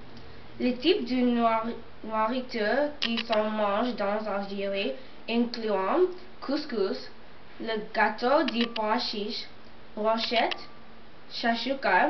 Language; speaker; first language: French; non-native, learner; English